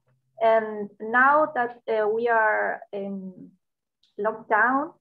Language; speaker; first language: English; non-native, learner; Spanish